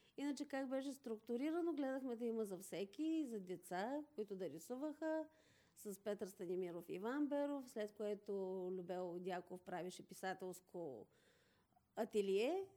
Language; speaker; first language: Bulgarian; native; Bulgarian